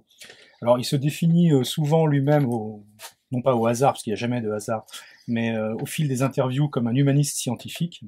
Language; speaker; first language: French; native; French